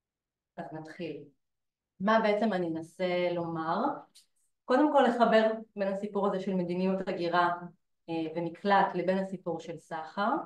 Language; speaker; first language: Hebrew; native; Hebrew